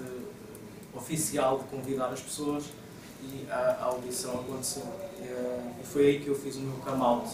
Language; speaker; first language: Portuguese; native; Portuguese